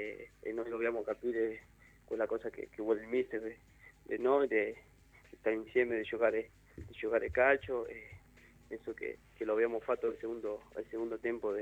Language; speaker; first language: Italian; non-native, learner; Spanish